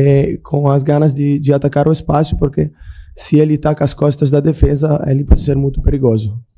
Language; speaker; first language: Portuguese; non-native, learner; Italian